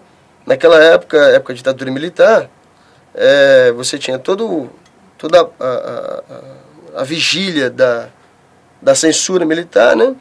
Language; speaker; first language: Portuguese; native; Portuguese